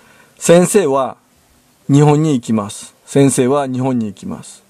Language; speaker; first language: Japanese; non-native, learner; English